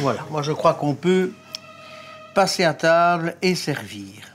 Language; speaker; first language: French; native; French